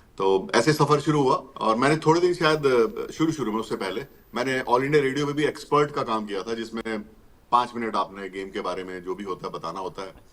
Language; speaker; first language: Hindi; native; Hindi